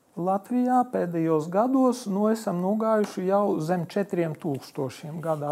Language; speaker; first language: Latvian; non-native, local second language; Polish